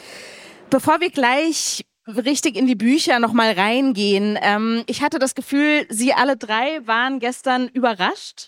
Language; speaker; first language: German; native; German